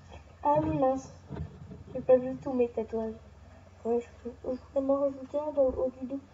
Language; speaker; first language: French; native; French